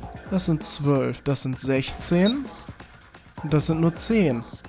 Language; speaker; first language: German; native; German